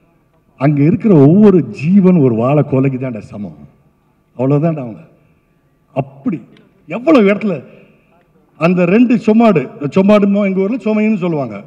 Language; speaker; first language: Tamil; native; Tamil